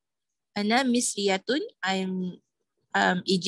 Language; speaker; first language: English; non-native, learner; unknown